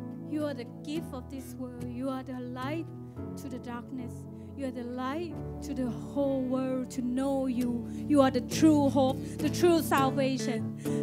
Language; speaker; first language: English; non-native, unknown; Thai